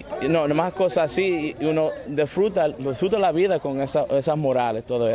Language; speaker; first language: Spanish; early bilingual, heritage; Spanish